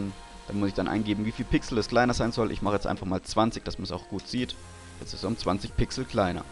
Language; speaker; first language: German; native; German